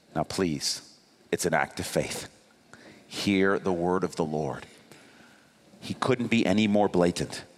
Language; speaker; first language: English; native; English